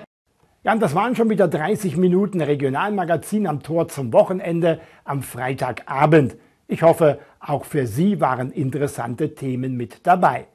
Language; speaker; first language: German; native; German